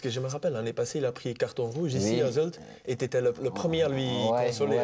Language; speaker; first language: French; non-native, local second language; Dutch